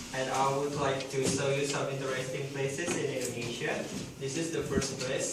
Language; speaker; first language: English; non-native, learner; Indonesian